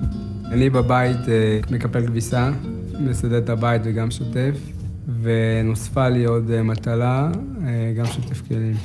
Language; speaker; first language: Hebrew; early bilingual, other home language; Amharic